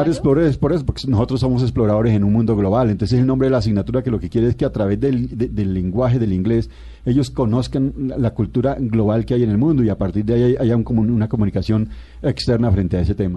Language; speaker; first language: Spanish; native; Spanish